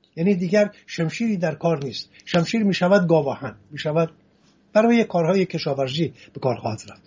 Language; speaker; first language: Persian; non-native, local second language; Assyrian Neo-Aramaic